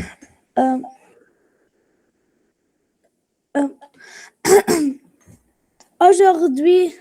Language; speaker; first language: French; non-native, local second language; Arabic